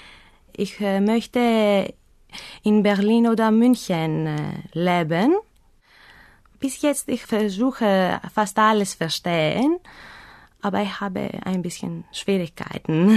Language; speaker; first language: German; non-native, learner; Greek